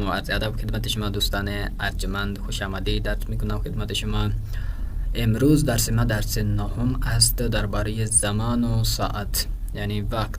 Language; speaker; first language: Persian; non-native, fluent; Urdu